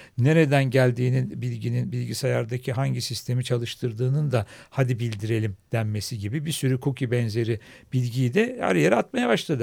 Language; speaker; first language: Turkish; native; Turkish